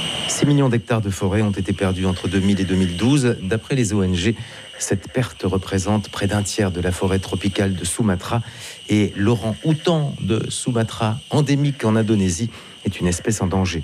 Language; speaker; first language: French; native; French